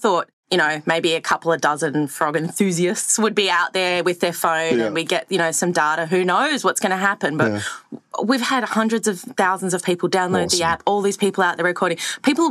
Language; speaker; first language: English; native; English